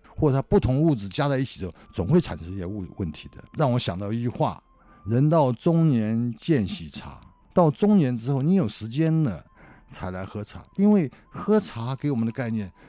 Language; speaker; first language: Chinese; native; Chinese